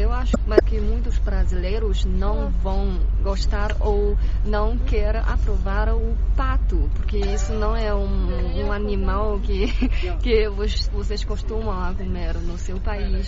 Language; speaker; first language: Portuguese; non-native, learner; Chinese